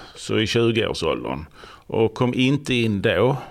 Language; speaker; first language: Swedish; native; Swedish